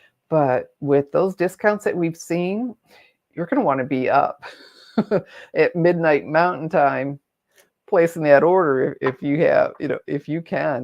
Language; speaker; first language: English; native; English